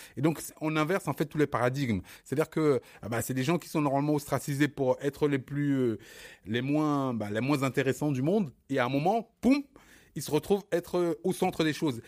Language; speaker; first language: French; early bilingual, other home language; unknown